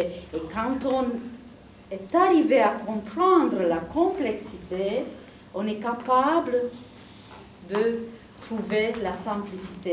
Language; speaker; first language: French; non-native, fluent; Italian